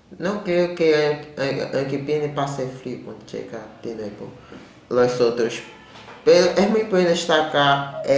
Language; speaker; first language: Spanish; non-native, learner; Portuguese